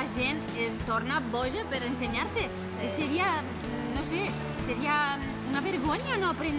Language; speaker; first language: Catalan; non-native, learner; Spanish